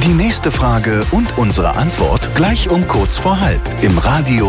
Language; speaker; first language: German; native; German